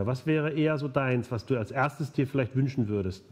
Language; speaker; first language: German; native; German